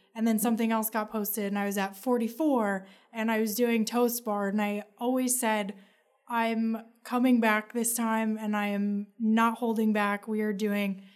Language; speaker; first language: English; native; English